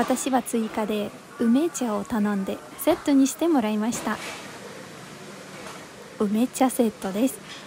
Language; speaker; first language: Japanese; non-native, fluent; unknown